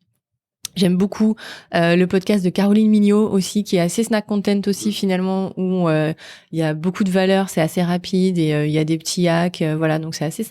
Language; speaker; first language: French; native; French